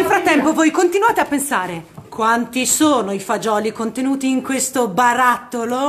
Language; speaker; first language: Italian; native; Italian